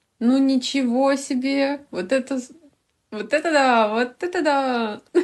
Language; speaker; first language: Russian; native; Russian